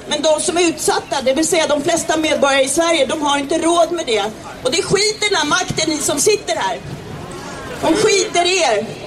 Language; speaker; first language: Swedish; early bilingual, other home language; Czech